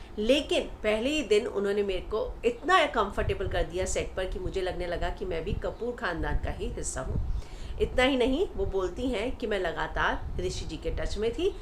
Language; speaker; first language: Hindi; native; Hindi